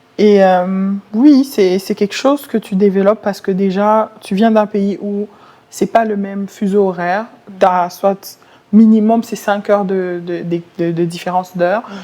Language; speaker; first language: French; non-native, local second language; Lingala